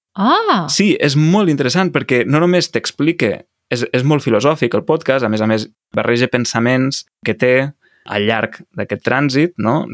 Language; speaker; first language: Catalan; native; Catalan